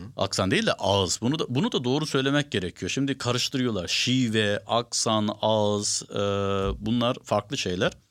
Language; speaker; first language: Turkish; native; Turkish